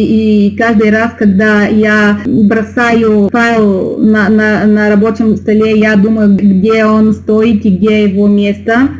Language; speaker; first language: Russian; non-native, learner; Bulgarian